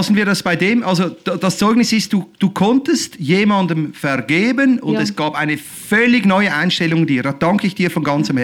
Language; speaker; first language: German; native; German